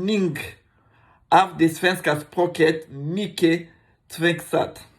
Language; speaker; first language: Swedish; non-native, learner; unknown